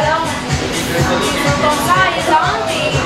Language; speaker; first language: French; non-native, learner; Spanish